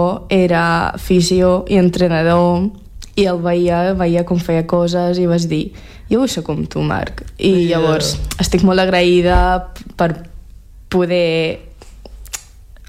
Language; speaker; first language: Catalan; non-native, fluent; Russian